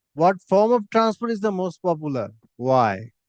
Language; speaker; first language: English; non-native, fluent; Bangla